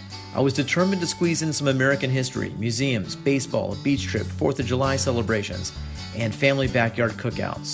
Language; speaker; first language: English; native; English